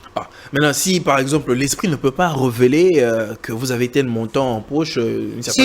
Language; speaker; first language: French; non-native, local second language; Lingala